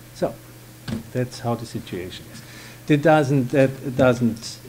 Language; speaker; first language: English; non-native, fluent; German